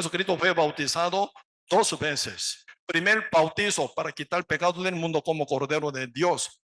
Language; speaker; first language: Spanish; non-native, learner; Korean